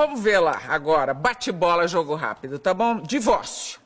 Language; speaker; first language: Portuguese; native; Portuguese